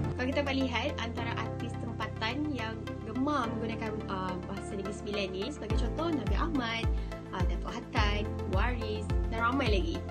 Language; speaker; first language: Malay; native; Malay